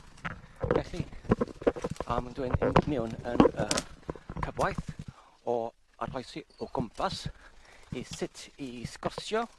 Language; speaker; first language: Welsh; non-native, learner; English